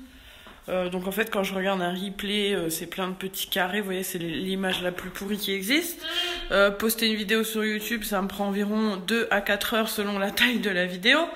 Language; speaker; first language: French; native; French